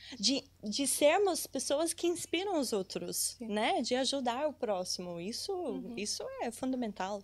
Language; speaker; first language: Portuguese; non-native, fluent; English